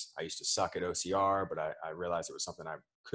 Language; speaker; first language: English; native; English